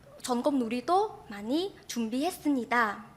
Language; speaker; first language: Korean; non-native, fluent; Vietnamese